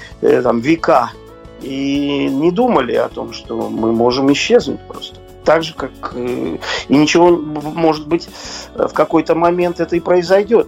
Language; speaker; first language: Russian; native; Russian